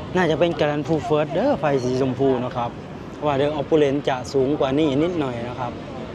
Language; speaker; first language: Thai; non-native, local second language; Lao